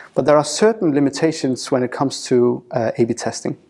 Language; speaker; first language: English; non-native, fluent; Danish